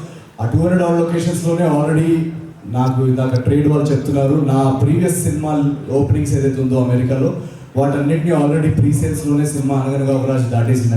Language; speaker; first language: Telugu; native; Telugu